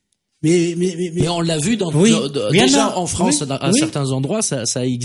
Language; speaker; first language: French; native; French